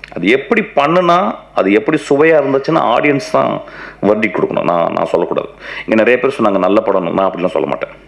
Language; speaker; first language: Tamil; non-native, local second language; Malayalam